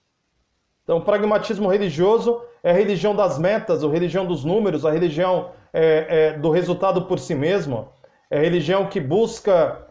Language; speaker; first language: Portuguese; native; Portuguese